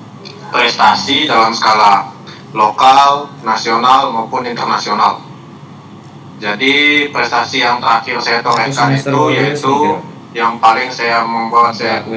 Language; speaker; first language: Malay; non-native, local second language; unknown